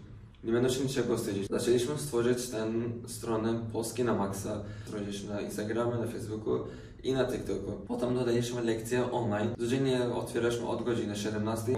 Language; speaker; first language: Polish; early bilingual, other home language; Kurdish